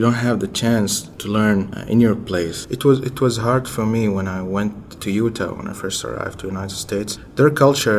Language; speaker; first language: English; non-native, fluent; Arabic